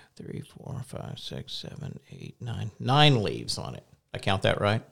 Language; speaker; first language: English; native; English